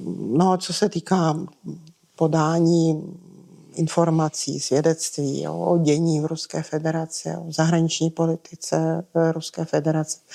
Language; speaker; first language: Czech; non-native, fluent; Russian